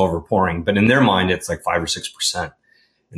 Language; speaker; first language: English; native; English